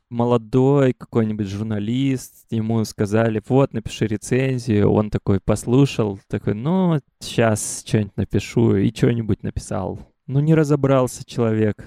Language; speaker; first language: Russian; native; Russian